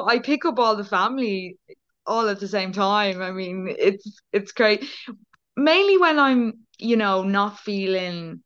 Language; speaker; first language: English; native; English